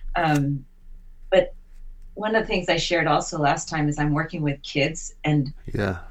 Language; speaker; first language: English; native; English